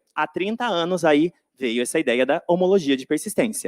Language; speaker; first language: Portuguese; native; Portuguese